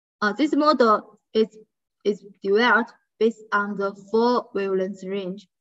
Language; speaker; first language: English; non-native, fluent; Chinese